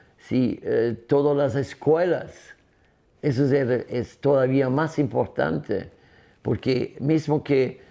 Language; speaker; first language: Spanish; non-native, fluent; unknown